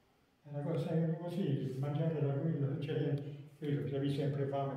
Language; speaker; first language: Italian; native; Italian